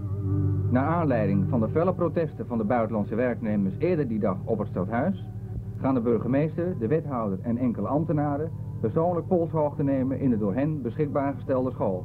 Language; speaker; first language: Dutch; native; Dutch